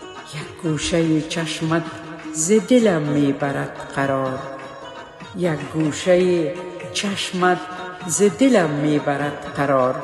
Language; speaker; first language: Persian; native; Persian